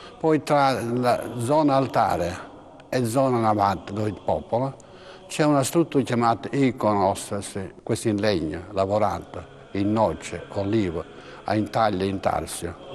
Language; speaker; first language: Italian; non-native, local second language; Albanian